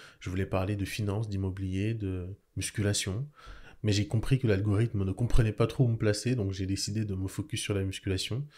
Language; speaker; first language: French; early bilingual, other home language; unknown